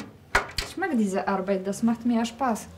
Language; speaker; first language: German; non-native, learner; Polish